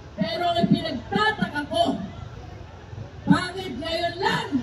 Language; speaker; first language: Filipino; native; Filipino